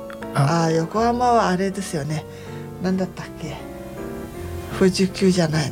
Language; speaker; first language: Japanese; native; Japanese